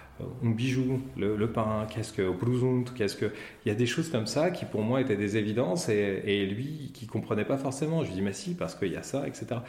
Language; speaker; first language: French; native; French